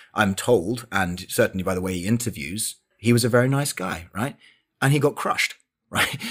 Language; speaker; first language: English; native; English